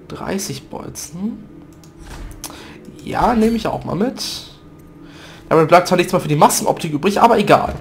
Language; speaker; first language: German; native; German